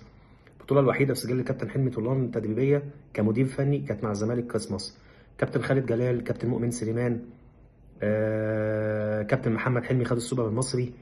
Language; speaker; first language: Arabic; native; Arabic